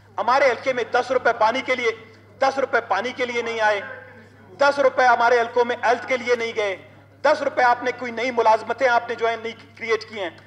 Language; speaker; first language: Urdu; non-native, local second language; Baluchi